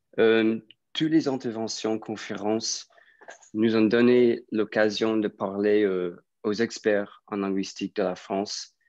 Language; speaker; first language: French; non-native, fluent; English